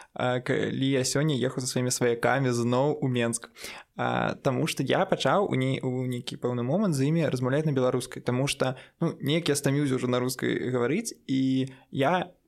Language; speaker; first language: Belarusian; non-native, local second language; Russian